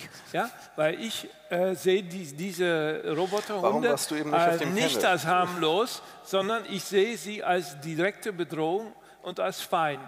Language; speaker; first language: German; non-native, fluent; Dutch